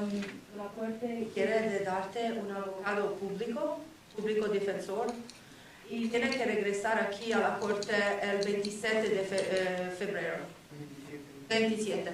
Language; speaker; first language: Spanish; non-native, learner; English